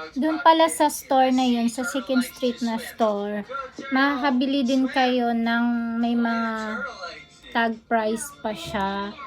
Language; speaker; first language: Filipino; native; Filipino